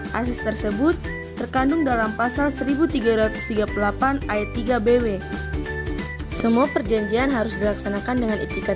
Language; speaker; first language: Indonesian; native; Indonesian